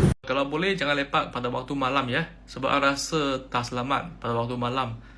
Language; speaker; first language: Malay; native; Malay